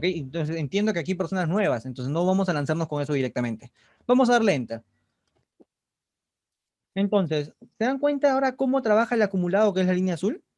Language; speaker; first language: Spanish; native; Spanish